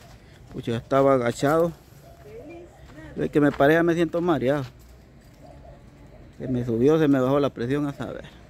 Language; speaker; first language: Spanish; native; Spanish